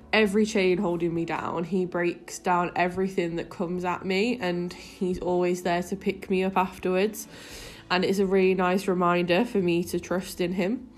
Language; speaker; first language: English; native; English